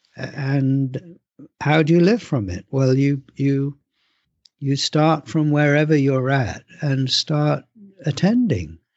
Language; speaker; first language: English; native; English